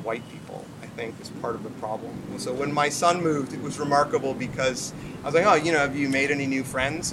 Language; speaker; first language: English; native; English